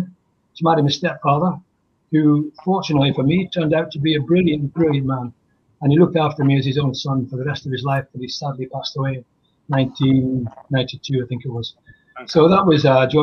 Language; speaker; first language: English; native; English